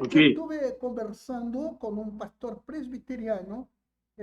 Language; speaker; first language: Spanish; non-native, fluent; Portuguese